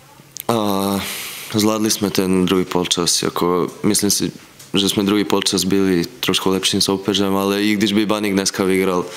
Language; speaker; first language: Czech; non-native, fluent; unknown